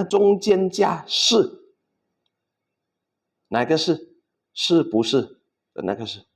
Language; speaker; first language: Chinese; non-native, fluent; Indonesian